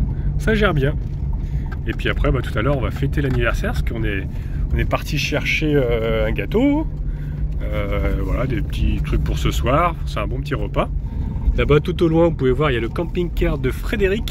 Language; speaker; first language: French; native; French